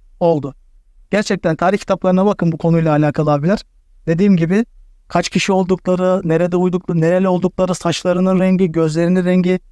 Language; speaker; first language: Turkish; native; Turkish